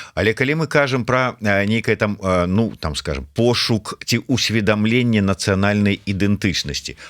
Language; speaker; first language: Belarusian; non-native, local second language; Russian